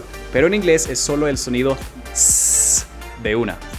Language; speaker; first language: Spanish; non-native, fluent; English